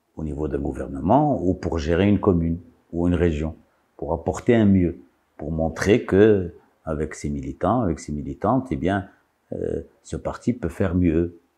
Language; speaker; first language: French; non-native, local second language; Arabic